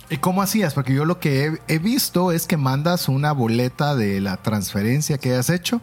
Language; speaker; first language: Spanish; native; Spanish